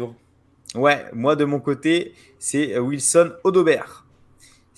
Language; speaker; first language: French; native; French